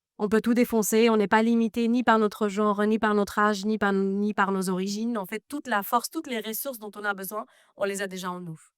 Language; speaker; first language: French; non-native, fluent; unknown